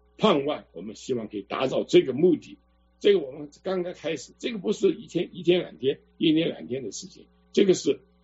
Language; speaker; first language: Chinese; non-native, local second language; Cantonese